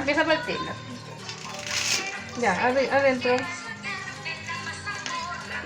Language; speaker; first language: Spanish; native; Spanish